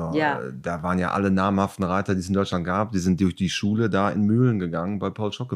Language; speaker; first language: German; native; German